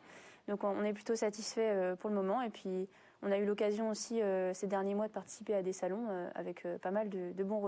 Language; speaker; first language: French; native; French